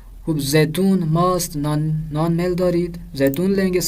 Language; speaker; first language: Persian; non-native, fluent; Urdu